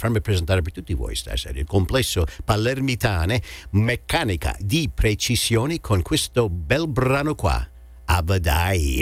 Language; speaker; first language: Italian; early bilingual, heritage; English